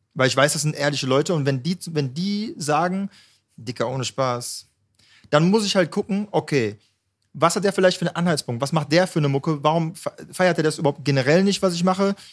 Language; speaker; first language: German; native; German